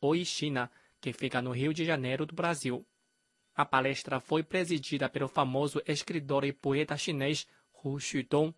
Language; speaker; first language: Portuguese; non-native, fluent; Chinese